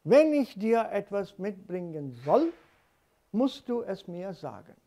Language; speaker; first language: German; non-native, fluent; Hindi